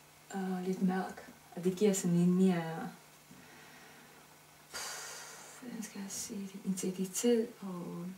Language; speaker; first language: Danish; non-native, fluent; Romanian